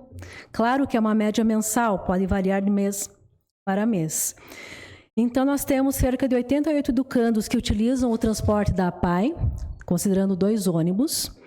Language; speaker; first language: Portuguese; native; Portuguese